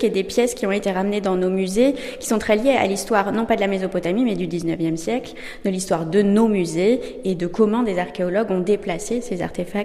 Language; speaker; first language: French; native; French